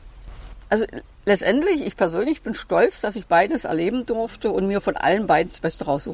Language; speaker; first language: German; native; German